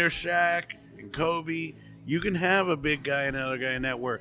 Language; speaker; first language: English; native; English